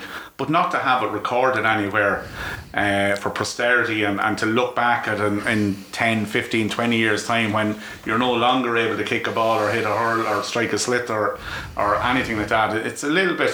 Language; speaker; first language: English; native; English